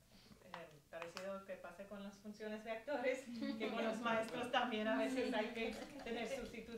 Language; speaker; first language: Spanish; early bilingual, heritage; Spanish